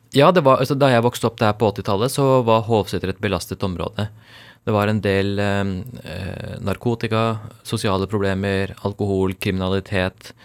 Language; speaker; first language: Norwegian; early bilingual, other home language; Urdu